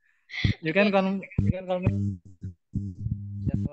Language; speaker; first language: English; non-native, learner; Indonesian